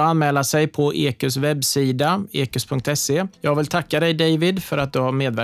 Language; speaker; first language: Swedish; native; Swedish